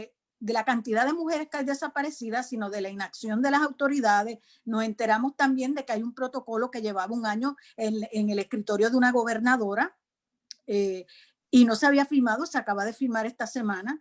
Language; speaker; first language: Spanish; native; Spanish